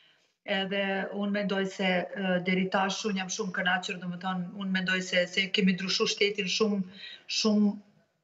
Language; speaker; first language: Albanian; non-native, local second language; Bosnian